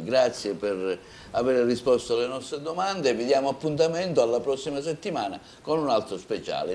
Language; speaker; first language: Italian; native; Italian